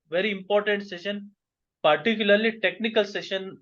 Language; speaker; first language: English; non-native, local second language; Kannada